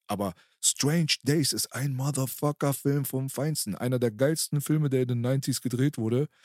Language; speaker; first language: German; early bilingual, other home language; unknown